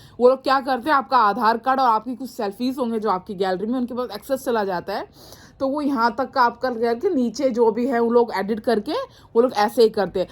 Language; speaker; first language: Hindi; non-native, local second language; Mizo